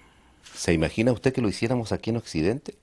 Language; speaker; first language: Spanish; native; Spanish